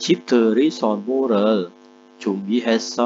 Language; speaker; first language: Korean; non-native, fluent; Indonesian